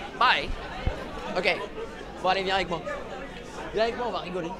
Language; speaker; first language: French; native; French